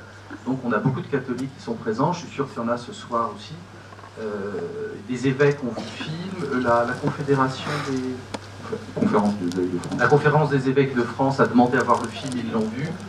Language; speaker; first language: French; native; French